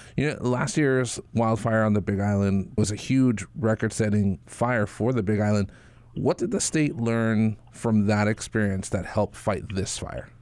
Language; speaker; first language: English; native; English